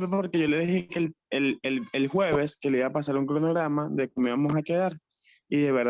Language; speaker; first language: Spanish; native; Spanish